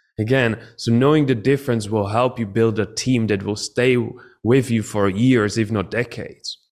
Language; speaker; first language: English; non-native, fluent; Czech